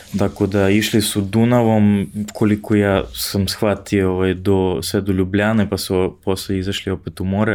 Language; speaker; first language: Serbian; non-native, fluent; English